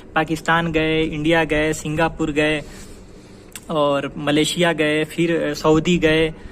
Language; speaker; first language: Hindi; native; Hindi